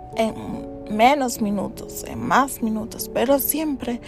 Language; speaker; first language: Spanish; early bilingual, heritage; Spanish